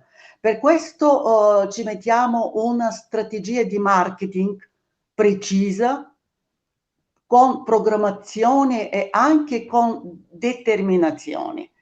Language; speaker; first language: Italian; non-native, fluent; Bulgarian